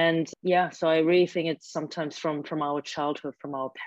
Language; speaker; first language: English; non-native, fluent; German